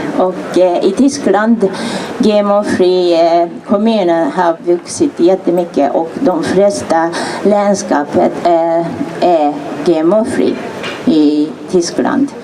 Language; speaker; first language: Swedish; non-native, fluent; Japanese